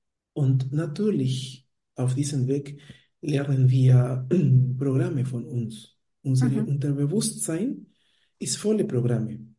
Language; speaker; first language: German; non-native, fluent; Spanish